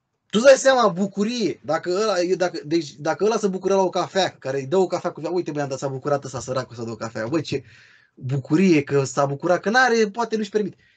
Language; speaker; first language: Romanian; native; Romanian